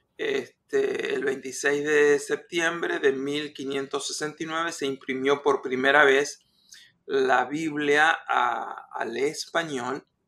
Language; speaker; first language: Spanish; native; Spanish